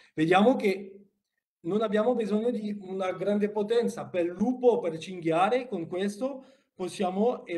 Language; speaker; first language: Italian; non-native, learner; French